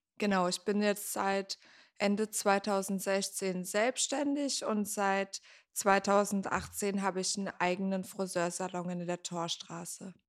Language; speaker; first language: German; native; German